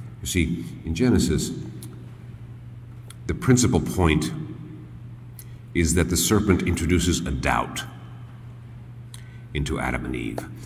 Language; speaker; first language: English; early bilingual, other home language; Spanish